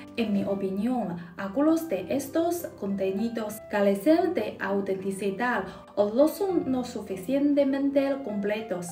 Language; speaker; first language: Spanish; non-native, fluent; Chinese